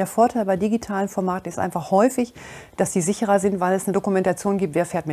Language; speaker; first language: German; native; German